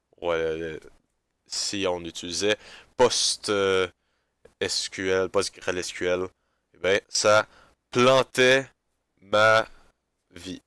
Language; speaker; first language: French; native; French